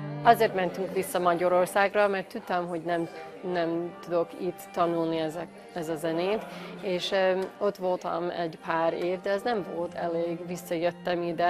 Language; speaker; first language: Hungarian; non-native, fluent; English